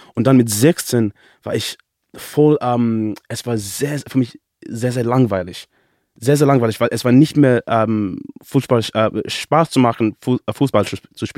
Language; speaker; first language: German; non-native, learner; Shona